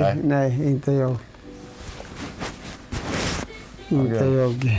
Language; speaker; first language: Swedish; non-native, learner; Turoyo